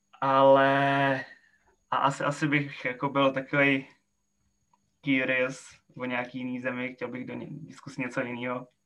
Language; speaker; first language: Czech; native; Czech